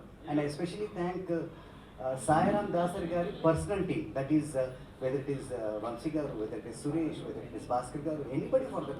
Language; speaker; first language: Telugu; native; Telugu